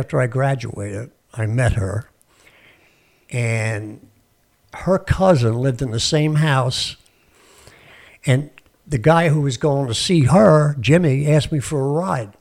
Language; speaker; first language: English; native; English